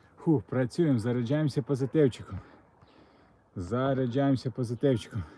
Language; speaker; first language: Ukrainian; non-native, local second language; Russian